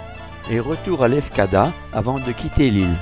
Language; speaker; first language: French; native; French